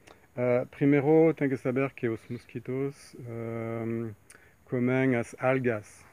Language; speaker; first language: Portuguese; non-native, fluent; French